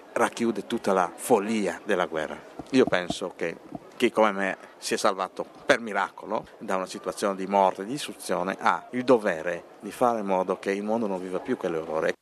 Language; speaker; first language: Italian; non-native, fluent; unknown